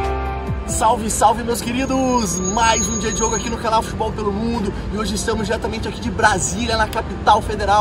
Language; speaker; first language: Portuguese; native; Portuguese